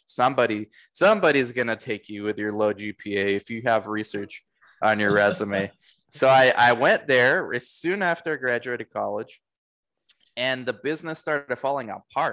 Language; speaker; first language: English; native; English